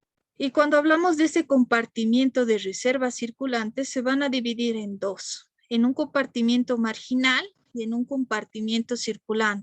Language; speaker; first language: Spanish; native; Spanish